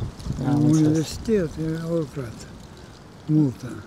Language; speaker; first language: Romanian; non-native, local second language; Gagauz